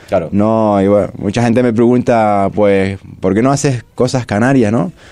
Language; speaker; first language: Spanish; non-native, fluent; Arabic